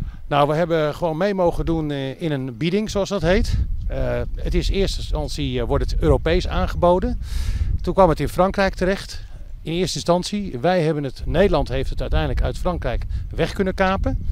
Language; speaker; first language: Dutch; native; Dutch